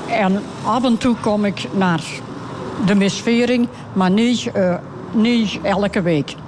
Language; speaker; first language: Dutch; native; Dutch